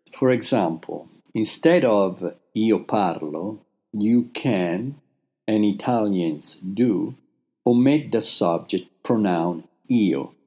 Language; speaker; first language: English; non-native, fluent; Italian